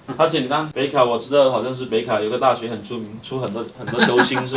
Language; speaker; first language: Chinese; native; Chinese